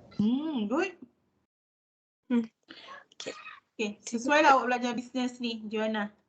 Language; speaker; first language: Malay; native; Malay